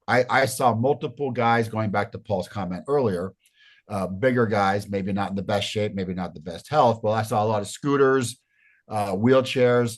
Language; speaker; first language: English; native; English